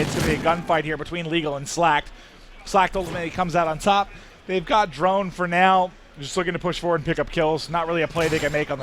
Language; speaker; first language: English; native; English